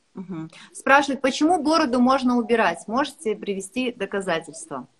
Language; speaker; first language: Russian; native; Russian